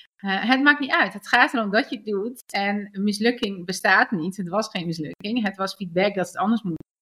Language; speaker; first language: Dutch; early bilingual, other home language; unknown